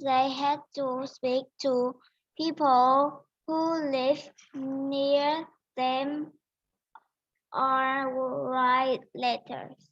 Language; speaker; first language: English; non-native, learner; Vietnamese